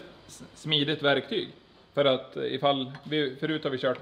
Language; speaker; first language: Swedish; native; Swedish